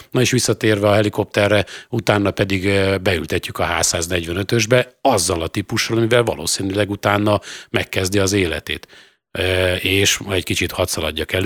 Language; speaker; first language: Hungarian; native; Hungarian